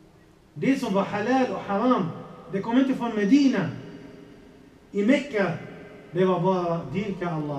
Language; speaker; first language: Swedish; non-native, fluent; Arabic